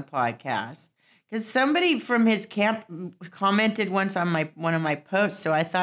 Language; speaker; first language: English; native; English